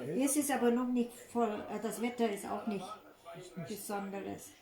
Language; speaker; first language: German; non-native, learner; Thai